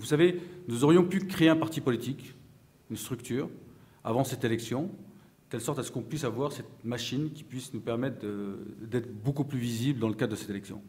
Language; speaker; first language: French; native; French